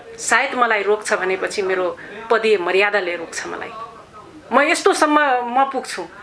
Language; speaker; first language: Nepali; non-native, local second language; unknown